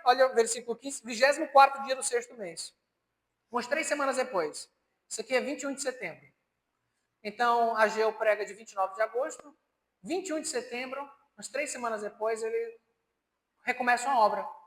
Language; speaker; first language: Portuguese; native; Portuguese